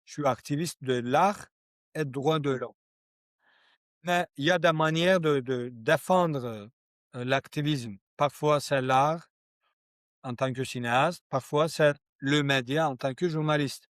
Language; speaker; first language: French; non-native, learner; Kurdish